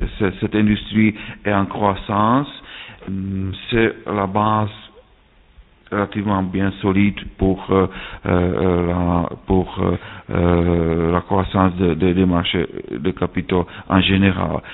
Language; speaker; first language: French; non-native, fluent; Czech